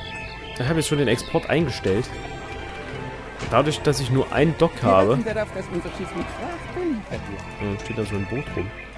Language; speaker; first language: German; native; German